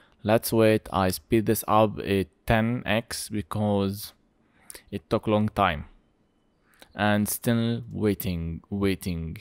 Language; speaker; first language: English; non-native, fluent; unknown